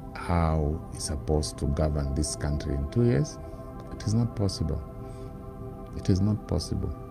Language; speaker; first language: English; non-native, local second language; Bemba